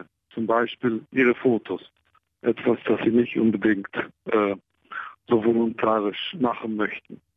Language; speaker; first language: German; non-native, fluent; Hebrew